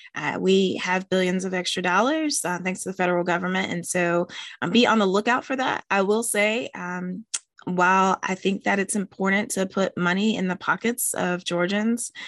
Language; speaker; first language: English; native; English